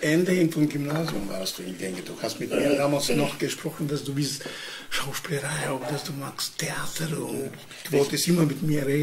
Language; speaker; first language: German; non-native, learner; Romany